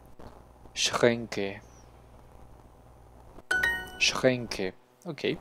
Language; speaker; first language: German; non-native, learner; Spanish